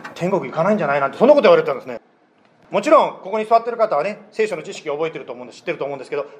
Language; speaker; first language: Japanese; native; Japanese